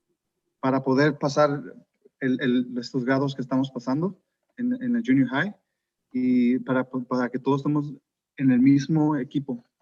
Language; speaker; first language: Spanish; early bilingual, heritage; Spanish